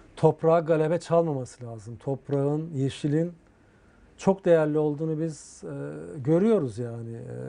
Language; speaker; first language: Turkish; native; Turkish